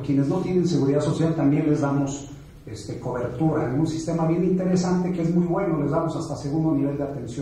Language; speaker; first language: Spanish; native; Spanish